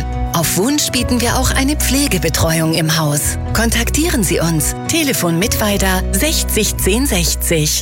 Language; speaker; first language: German; native; German